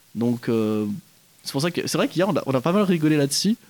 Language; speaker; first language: French; native; French